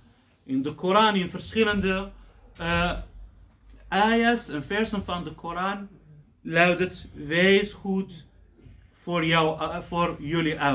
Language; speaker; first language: Dutch; non-native, fluent; Arabic